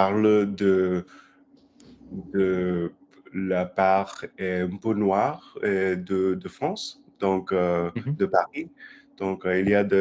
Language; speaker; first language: French; non-native, learner; English